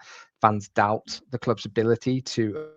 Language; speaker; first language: English; native; English